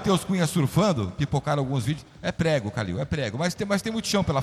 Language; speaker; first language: Portuguese; native; Portuguese